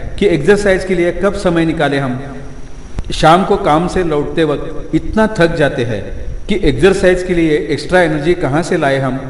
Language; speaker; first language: Hindi; non-native, local second language; Marathi